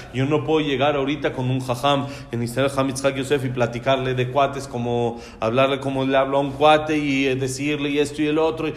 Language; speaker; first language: Spanish; native; Spanish